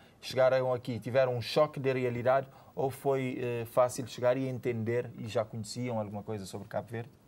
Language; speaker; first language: Portuguese; non-native, local second language; Kabuverdianu